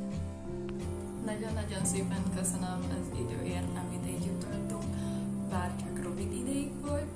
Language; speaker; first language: Hungarian; non-native, learner; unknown